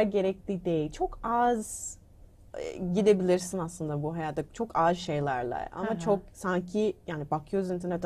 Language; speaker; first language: Turkish; non-native, learner; English